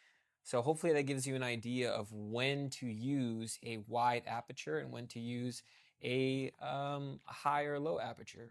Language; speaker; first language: English; native; English